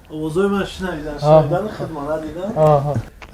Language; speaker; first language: Persian; native; Persian